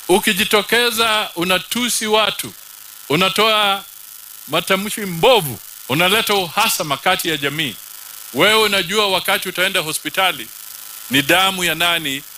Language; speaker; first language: Swahili; non-native, local second language; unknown